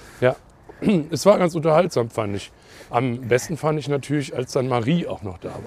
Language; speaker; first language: German; native; German